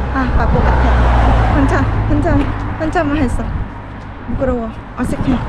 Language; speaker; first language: Korean; non-native, learner; Vietnamese